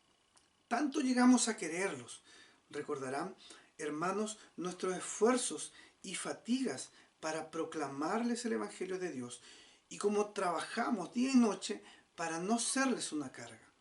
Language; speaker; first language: Spanish; native; Spanish